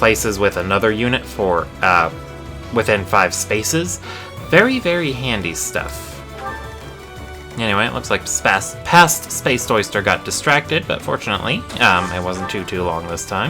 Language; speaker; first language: English; native; English